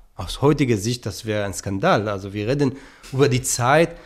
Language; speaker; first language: German; non-native, fluent; Hebrew